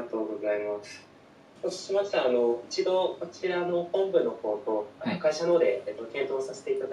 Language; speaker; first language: Japanese; native; Japanese